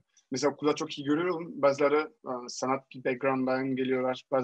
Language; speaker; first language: Turkish; non-native, fluent; French